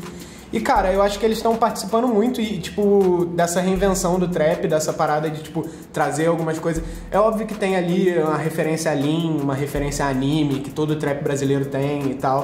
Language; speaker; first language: Portuguese; native; Portuguese